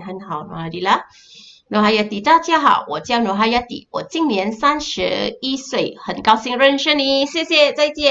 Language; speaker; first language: Chinese; non-native, local second language; Malay